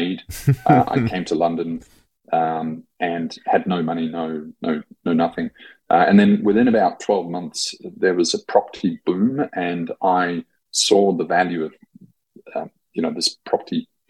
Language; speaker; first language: English; native; English